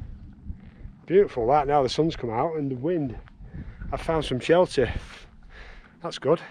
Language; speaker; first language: English; native; English